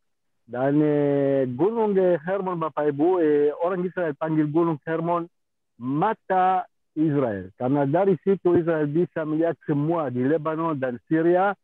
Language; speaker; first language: Indonesian; non-native, fluent; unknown